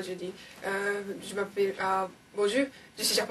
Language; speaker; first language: French; non-native, learner; Japanese